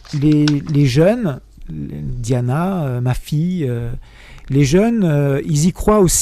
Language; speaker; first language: French; native; French